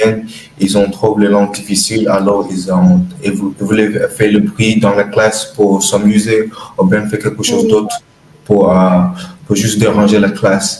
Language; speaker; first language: French; non-native, learner; English